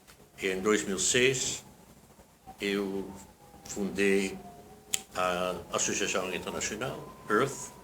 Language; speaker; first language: Portuguese; non-native, fluent; Dutch